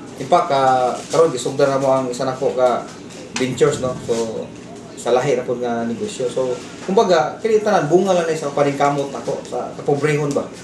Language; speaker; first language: Cebuano; native; Cebuano